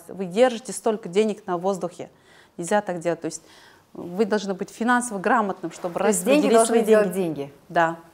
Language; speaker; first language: Russian; non-native, local second language; Kazakh